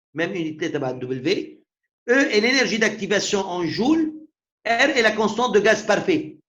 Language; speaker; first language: French; non-native, local second language; Arabic